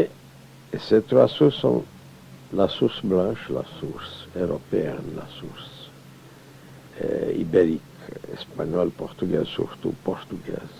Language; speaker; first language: French; non-native, fluent; Portuguese